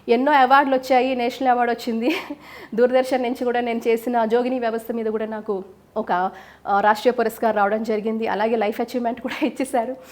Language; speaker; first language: Telugu; native; Telugu